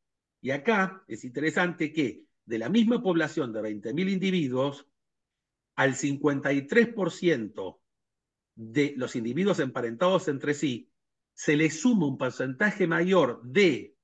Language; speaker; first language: Spanish; native; Spanish